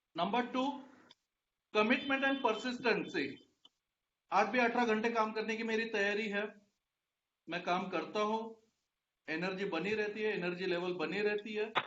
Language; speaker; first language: Hindi; non-native, local second language; Marathi